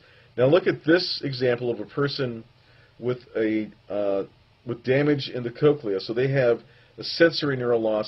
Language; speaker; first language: English; native; English